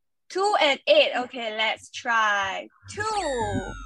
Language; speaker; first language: English; native; English